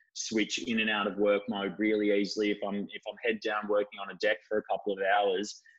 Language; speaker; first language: English; native; English